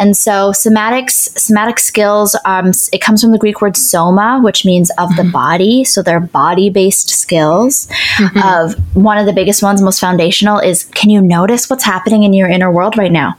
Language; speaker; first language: English; native; English